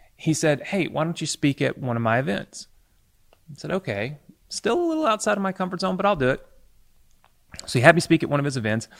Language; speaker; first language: English; native; English